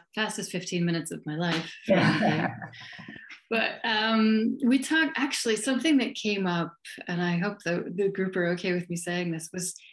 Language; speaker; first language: English; native; English